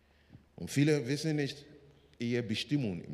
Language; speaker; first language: German; non-native, learner; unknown